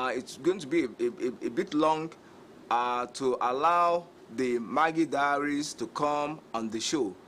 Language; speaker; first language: English; non-native, local second language; Yoruba